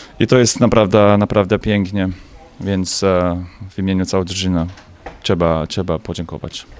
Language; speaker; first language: Polish; non-native, learner; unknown